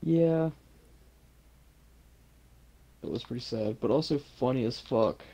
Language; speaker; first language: English; native; English